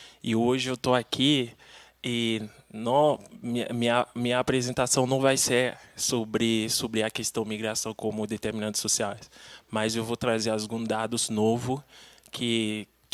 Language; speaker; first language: Portuguese; non-native, fluent; Haitian Creole